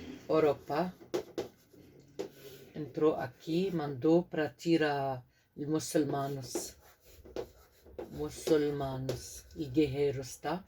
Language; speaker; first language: Portuguese; non-native, fluent; Arabic